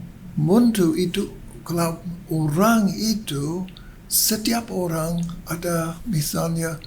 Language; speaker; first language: Indonesian; non-native, learner; English